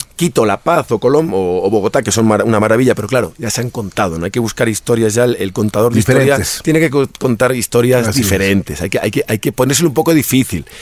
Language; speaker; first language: Spanish; native; Spanish